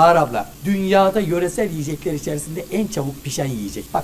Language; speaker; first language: Turkish; native; Turkish